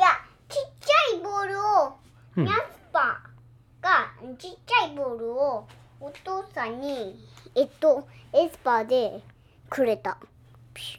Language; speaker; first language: Japanese; early bilingual, heritage; Japanese